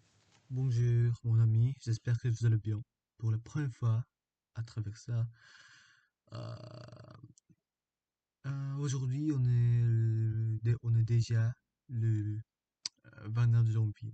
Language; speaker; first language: French; non-native, learner; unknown